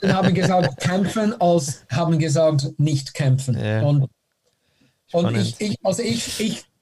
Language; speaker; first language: German; non-native, fluent; English